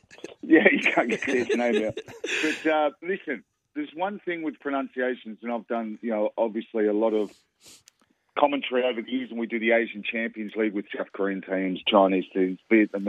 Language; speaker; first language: English; native; English